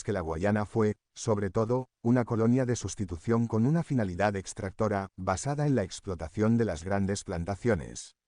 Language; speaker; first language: Spanish; native; Spanish